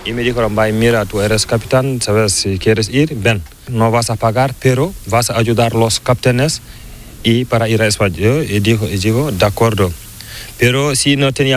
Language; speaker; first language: Spanish; non-native, learner; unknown